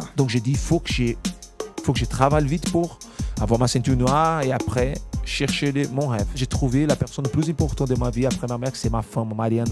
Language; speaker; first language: French; non-native, fluent; Portuguese